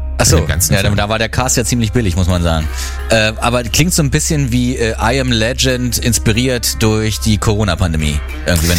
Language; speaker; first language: German; native; German